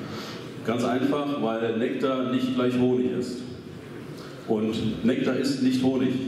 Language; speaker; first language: German; native; German